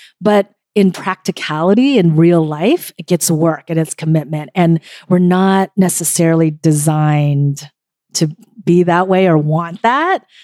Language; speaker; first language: English; early bilingual, other home language; Korean